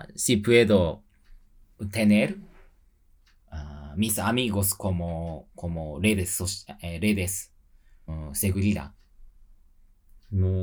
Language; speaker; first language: Spanish; non-native, learner; Japanese